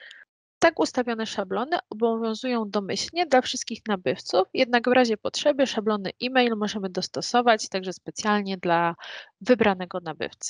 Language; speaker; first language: Polish; native; Polish